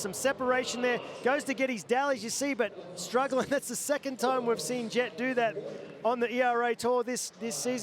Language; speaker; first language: English; native; English